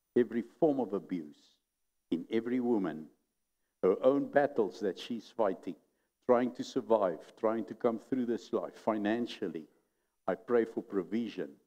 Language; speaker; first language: English; non-native, local second language; Afrikaans